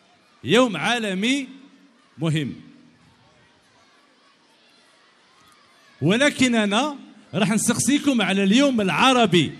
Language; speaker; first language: Arabic; native; Arabic